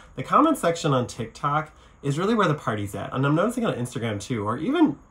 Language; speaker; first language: English; native; English